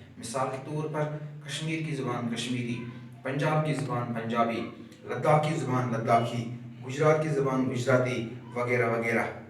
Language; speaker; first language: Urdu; non-native, local second language; Kashmiri